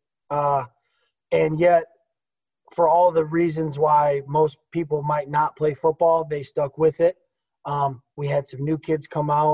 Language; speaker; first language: English; native; English